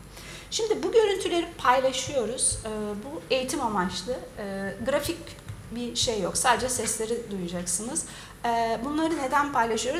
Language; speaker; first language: Turkish; native; Turkish